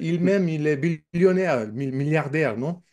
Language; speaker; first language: French; non-native, learner; English